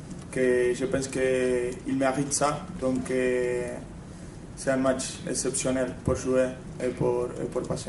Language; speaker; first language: French; non-native, fluent; Spanish